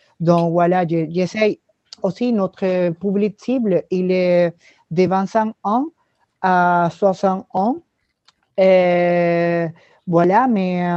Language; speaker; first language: French; non-native, learner; Spanish